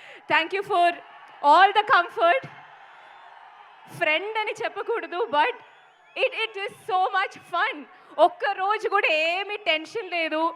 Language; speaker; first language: Telugu; non-native, learner; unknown